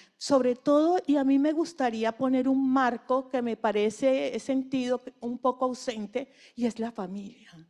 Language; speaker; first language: Spanish; native; Spanish